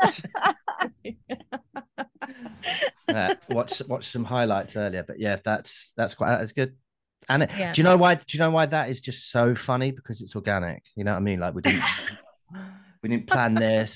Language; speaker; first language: English; native; English